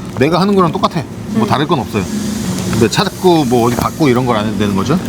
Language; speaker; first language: Korean; native; Korean